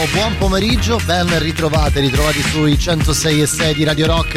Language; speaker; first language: Italian; native; Italian